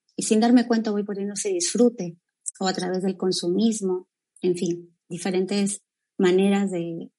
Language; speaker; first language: Spanish; native; Spanish